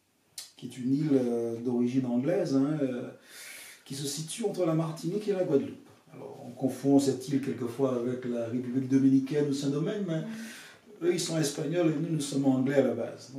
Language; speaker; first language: French; non-native, fluent; English